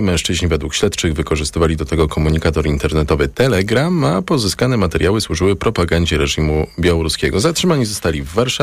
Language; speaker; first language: Polish; native; Polish